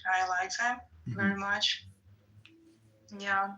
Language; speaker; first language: English; non-native, learner; Russian